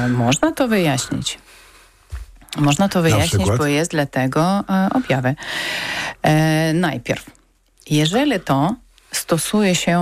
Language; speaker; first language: Polish; non-native, learner; Ukrainian